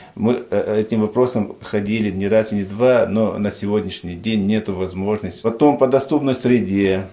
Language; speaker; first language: Russian; non-native, local second language; Tajik